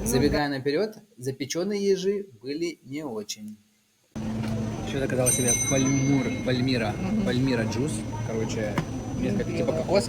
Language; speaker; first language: Russian; native; Russian